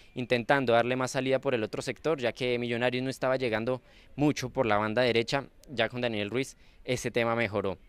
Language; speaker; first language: Spanish; native; Spanish